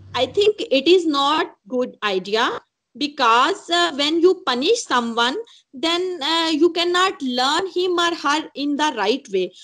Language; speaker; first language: English; non-native, local second language; Punjabi